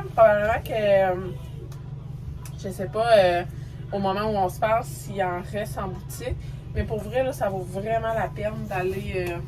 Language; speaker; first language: French; native; French